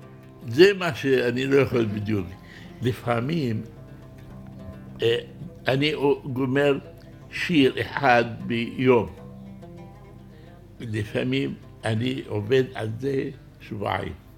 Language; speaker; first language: Hebrew; non-native, local second language; Arabic